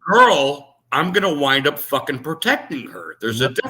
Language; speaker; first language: English; native; English